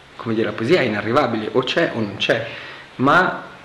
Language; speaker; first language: Italian; native; Italian